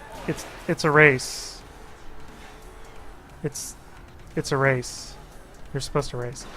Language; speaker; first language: English; native; English